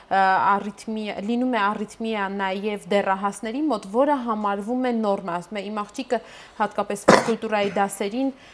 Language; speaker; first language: Armenian; native; Armenian